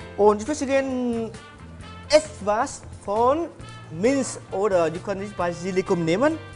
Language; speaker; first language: German; non-native, learner; Vietnamese